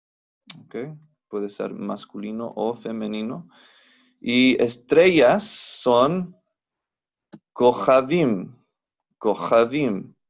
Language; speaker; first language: Spanish; non-native, fluent; English